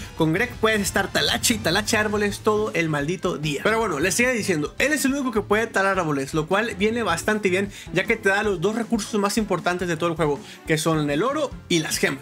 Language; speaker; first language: Spanish; native; Spanish